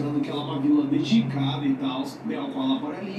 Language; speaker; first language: Portuguese; native; Portuguese